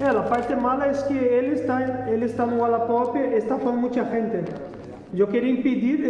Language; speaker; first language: Spanish; non-native, fluent; Portuguese